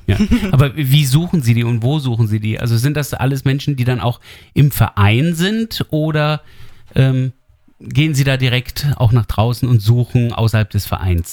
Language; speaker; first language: German; native; German